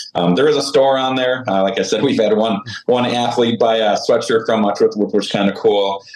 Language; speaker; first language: English; native; English